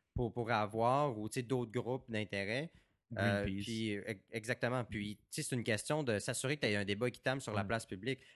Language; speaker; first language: French; native; French